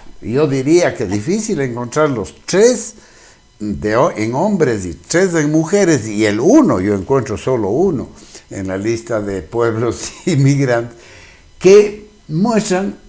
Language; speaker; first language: Spanish; native; Spanish